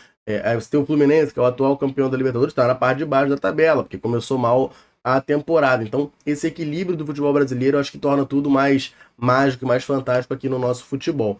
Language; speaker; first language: Portuguese; native; Portuguese